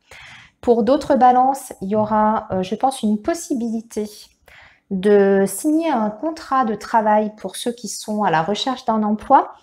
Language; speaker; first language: French; native; French